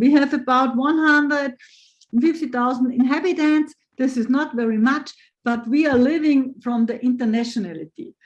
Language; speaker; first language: English; non-native, fluent; German